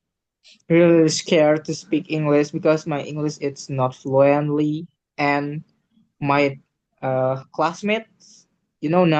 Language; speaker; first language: English; non-native, learner; Indonesian